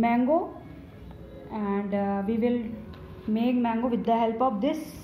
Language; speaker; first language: Hindi; native; Hindi